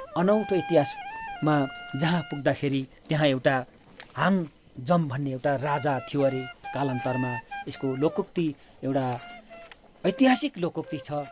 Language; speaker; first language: Nepali; non-native, local second language; Limbu